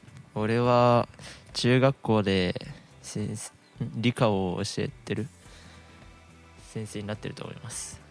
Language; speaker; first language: Portuguese; early bilingual, heritage; Portuguese